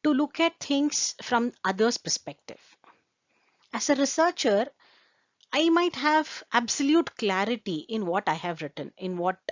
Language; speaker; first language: English; non-native, local second language; Kannada